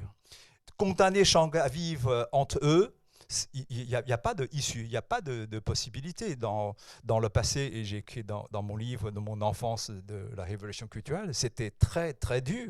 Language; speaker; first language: French; non-native, fluent; Chinese